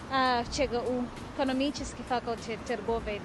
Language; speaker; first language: Russian; non-native, learner; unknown